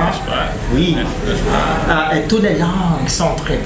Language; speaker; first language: French; non-native, learner; Spanish